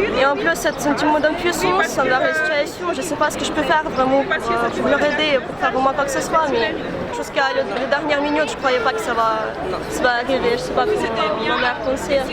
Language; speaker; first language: French; non-native, fluent; Ukrainian